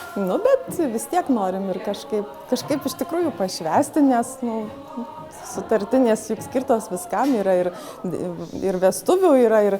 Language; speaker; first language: Lithuanian; native; Lithuanian